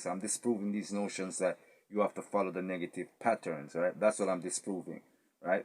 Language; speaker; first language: English; native; English